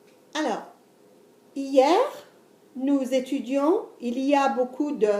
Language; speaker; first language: French; non-native, fluent; English